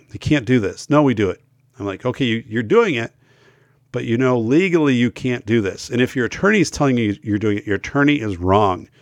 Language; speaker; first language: English; native; English